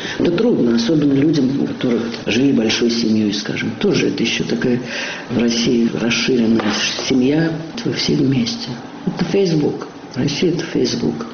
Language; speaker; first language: Russian; native; Russian